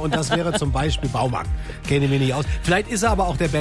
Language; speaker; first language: German; native; German